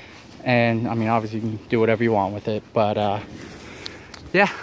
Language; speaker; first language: English; native; English